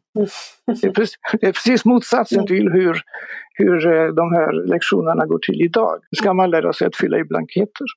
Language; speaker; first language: Swedish; non-native, fluent; Polish